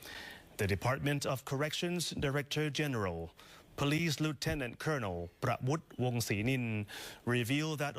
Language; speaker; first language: English; non-native, fluent; Thai